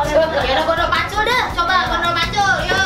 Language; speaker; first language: Indonesian; native; Indonesian